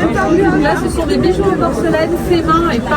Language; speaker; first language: French; native; French